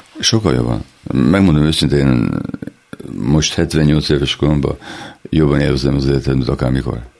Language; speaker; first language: Hungarian; native; Hungarian